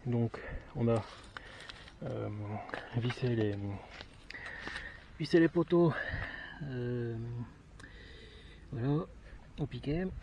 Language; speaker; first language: French; native; French